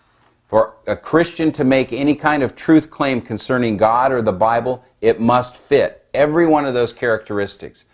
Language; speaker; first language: English; native; English